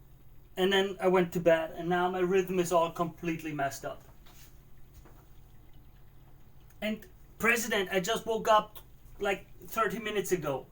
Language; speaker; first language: English; non-native, fluent; German